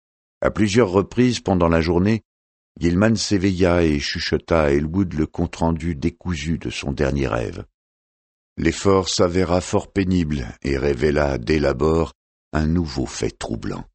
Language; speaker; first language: French; native; French